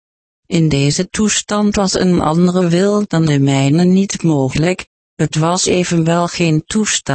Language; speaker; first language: Dutch; native; Dutch